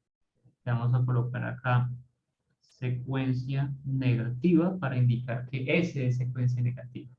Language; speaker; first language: Spanish; native; Spanish